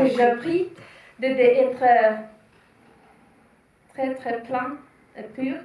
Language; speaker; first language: French; non-native, fluent; Finnish